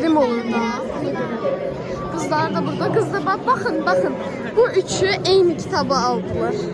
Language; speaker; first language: Turkish; non-native, learner; Azerbaijani